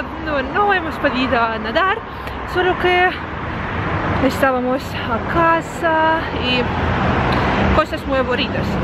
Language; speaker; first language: Spanish; non-native, learner; Russian